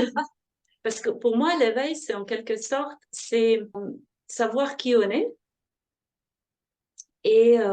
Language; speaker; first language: French; non-native, fluent; Slovenian